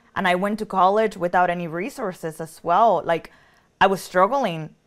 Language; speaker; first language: English; early bilingual, other home language; Spanish